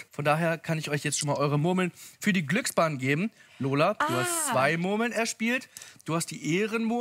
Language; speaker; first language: German; native; German